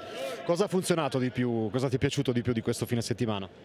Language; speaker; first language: Italian; native; Italian